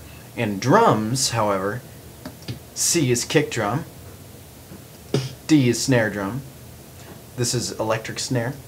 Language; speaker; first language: English; native; English